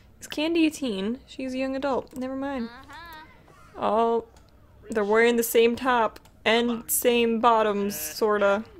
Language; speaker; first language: English; native; English